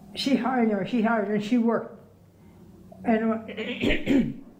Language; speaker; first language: English; native; English